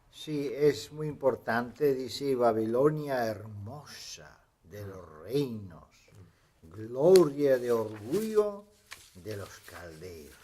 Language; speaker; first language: Spanish; non-native, fluent; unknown